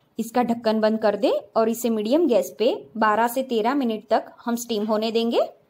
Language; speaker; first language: Hindi; non-native, local second language; Gujarati